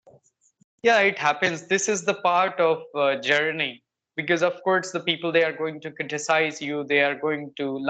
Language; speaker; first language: English; non-native, local second language; Hindi